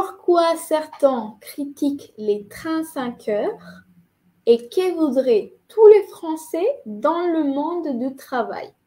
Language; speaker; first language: French; non-native, fluent; Spanish